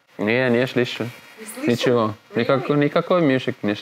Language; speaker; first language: Russian; non-native, learner; Finnish